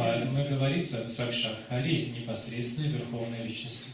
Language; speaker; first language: Russian; native; Russian